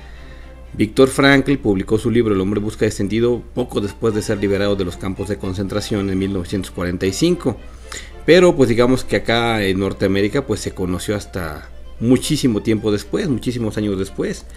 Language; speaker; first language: Spanish; native; Spanish